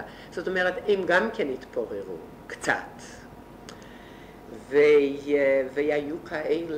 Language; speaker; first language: Hebrew; non-native, fluent; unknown